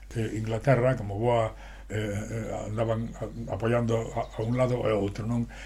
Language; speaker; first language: Galician; non-native, local second language; Spanish